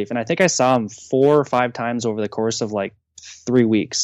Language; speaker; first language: English; native; English